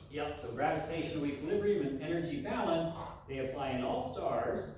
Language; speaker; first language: English; native; English